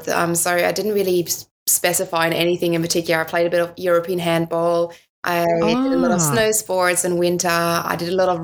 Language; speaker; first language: English; non-native, fluent; German